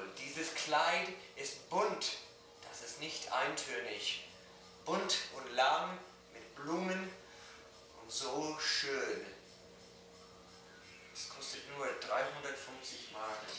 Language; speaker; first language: German; non-native, learner; English